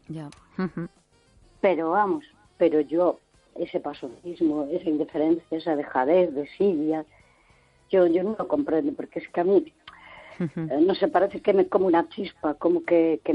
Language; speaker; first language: Spanish; native; Spanish